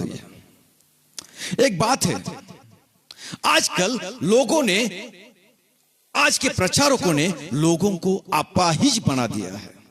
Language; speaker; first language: Hindi; non-native, local second language; Marathi